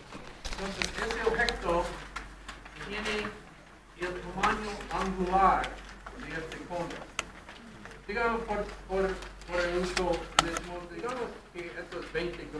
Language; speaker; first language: Spanish; non-native, fluent; English